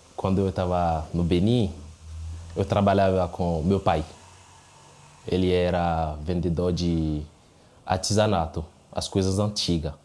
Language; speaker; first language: Portuguese; non-native, fluent; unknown